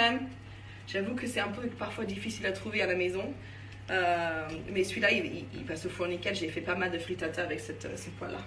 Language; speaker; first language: French; non-native, fluent; English